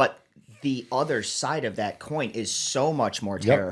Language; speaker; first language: English; native; English